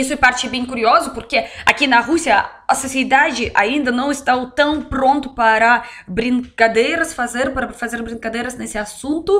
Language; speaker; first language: Portuguese; non-native, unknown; Russian